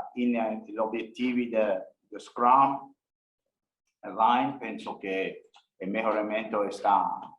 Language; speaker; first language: Spanish; non-native, learner; English